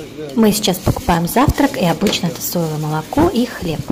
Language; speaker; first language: Russian; native; Russian